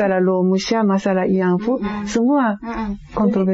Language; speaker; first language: Indonesian; non-native, fluent; Japanese